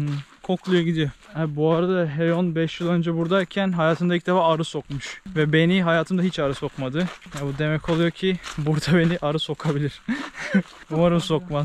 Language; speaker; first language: Turkish; native; Turkish